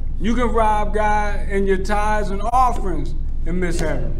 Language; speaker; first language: English; native; English